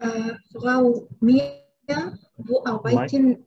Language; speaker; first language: German; non-native, learner; Arabic